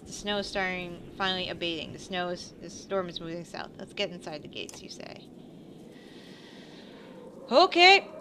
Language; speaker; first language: English; native; English